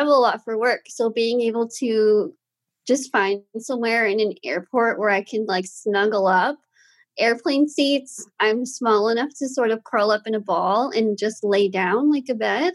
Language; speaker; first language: English; native; English